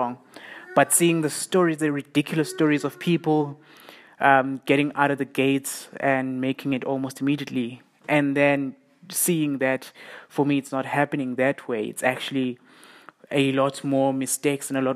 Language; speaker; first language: English; non-native, local second language; South Ndebele